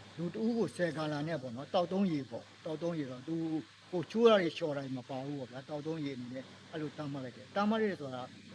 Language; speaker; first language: Burmese; native; Burmese